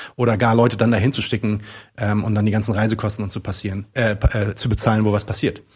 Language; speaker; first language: German; early bilingual, other home language; Arabic